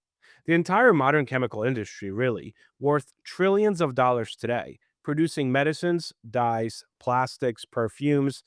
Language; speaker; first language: English; native; English